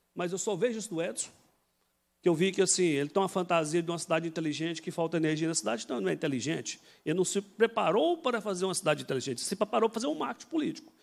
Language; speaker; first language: Portuguese; native; Portuguese